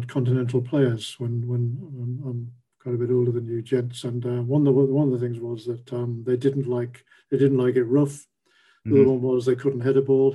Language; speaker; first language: English; native; English